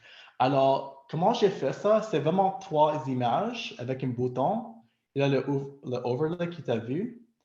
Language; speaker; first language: French; non-native, local second language; English